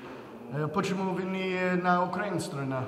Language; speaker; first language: Russian; non-native, learner; English